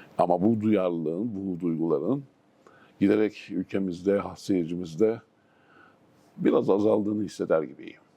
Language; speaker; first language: Turkish; native; Turkish